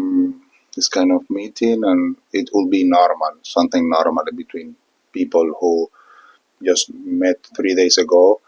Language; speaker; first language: English; non-native, fluent; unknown